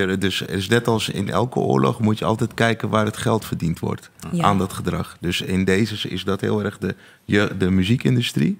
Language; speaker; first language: Dutch; native; Dutch